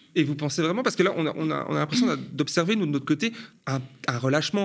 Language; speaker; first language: French; native; French